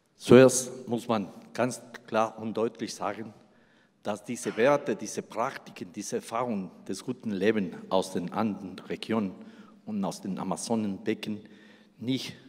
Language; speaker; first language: German; non-native, fluent; Spanish